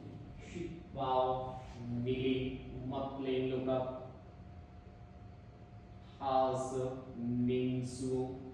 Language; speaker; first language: Vietnamese; non-native, learner; Indonesian